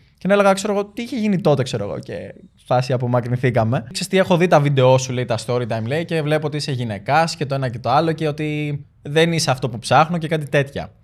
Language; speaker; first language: Greek; early bilingual, other home language; Albanian